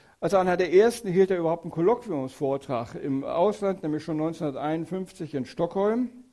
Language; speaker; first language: German; native; German